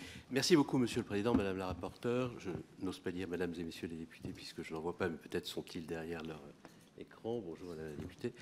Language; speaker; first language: French; native; French